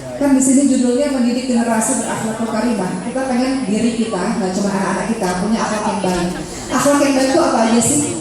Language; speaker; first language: Indonesian; native; Indonesian